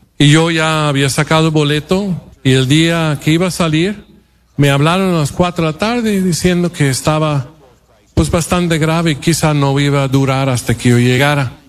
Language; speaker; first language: Spanish; non-native, fluent; English